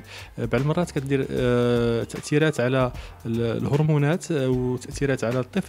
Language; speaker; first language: Arabic; native; Arabic